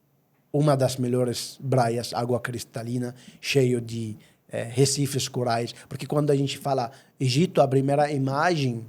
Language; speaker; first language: Portuguese; non-native, fluent; Arabic